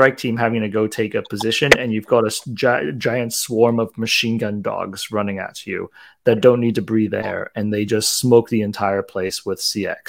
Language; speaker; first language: English; non-native, local second language; Cantonese